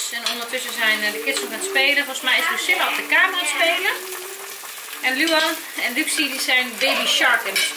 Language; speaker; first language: Dutch; native; Dutch